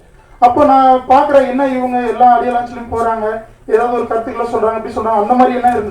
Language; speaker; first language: Tamil; native; Tamil